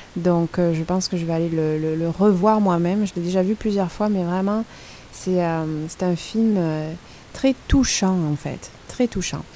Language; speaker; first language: French; native; French